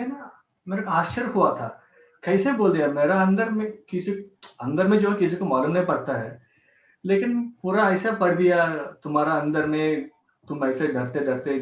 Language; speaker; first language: Hindi; non-native, local second language; Telugu